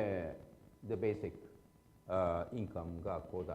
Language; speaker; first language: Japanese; native; Japanese